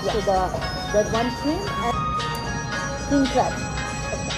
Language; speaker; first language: English; non-native, local second language; Tibetan